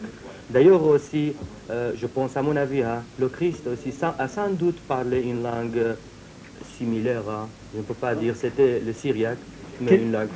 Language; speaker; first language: French; non-native, fluent; Syriac